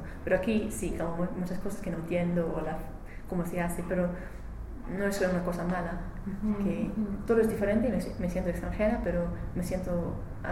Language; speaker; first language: Spanish; non-native, learner; English